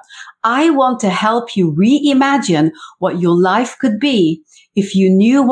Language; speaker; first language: English; native; English